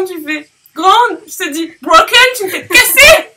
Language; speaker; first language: French; native; French